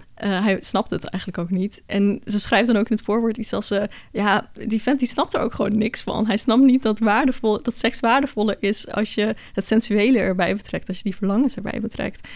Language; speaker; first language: Dutch; early bilingual, other home language; Persian